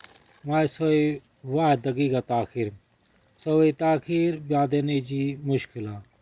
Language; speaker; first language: Arabic; non-native, learner; Urdu